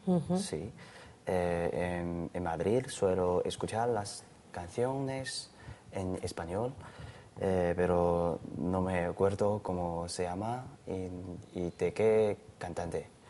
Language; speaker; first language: Spanish; non-native, learner; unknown